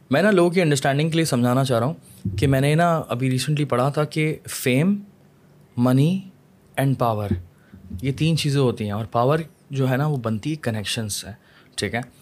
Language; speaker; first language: Urdu; native; Urdu